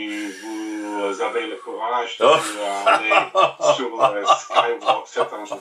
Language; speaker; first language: French; non-native, learner; English